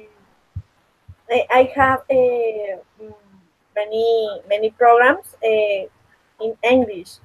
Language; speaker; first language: English; non-native, learner; Spanish